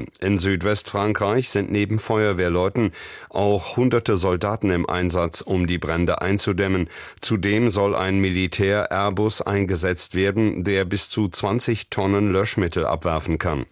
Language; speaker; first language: German; native; German